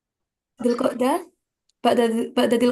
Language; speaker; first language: Arabic; non-native, fluent; Indonesian